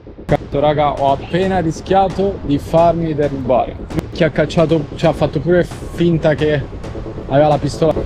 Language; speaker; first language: Italian; native; Italian